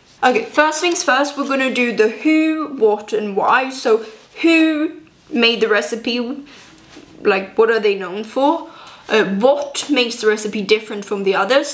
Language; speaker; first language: English; native; English